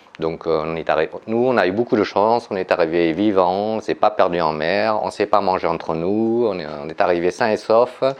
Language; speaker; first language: French; early bilingual, other home language; Vietnamese